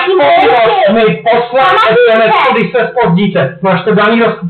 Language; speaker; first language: Czech; native; Czech